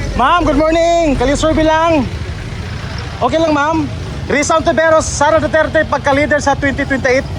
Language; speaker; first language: Filipino; native; Filipino